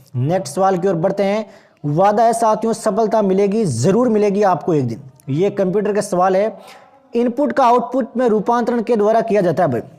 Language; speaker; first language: Hindi; native; Hindi